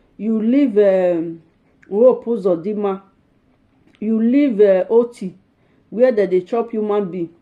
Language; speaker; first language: Nigerian Pidgin; non-native, local second language; Bini